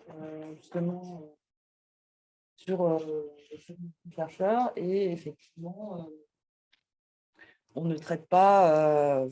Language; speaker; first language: French; native; French